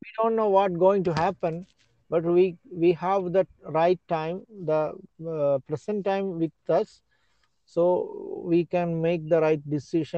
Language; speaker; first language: English; non-native, learner; Malayalam